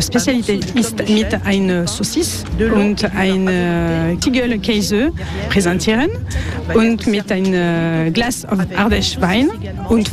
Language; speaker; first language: German; non-native, learner; French